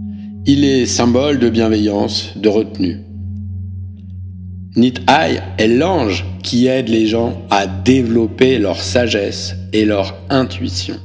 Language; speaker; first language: French; native; French